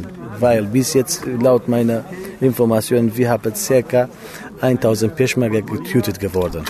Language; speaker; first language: German; non-native, learner; Kurdish